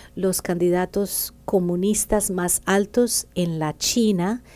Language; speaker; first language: Spanish; native; Spanish